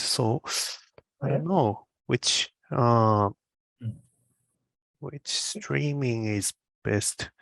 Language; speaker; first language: English; non-native, learner; Japanese